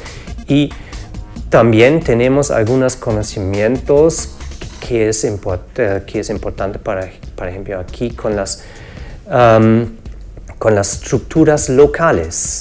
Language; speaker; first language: Spanish; non-native, fluent; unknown